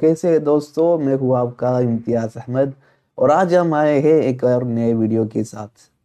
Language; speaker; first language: Hindi; non-native, local second language; Malayalam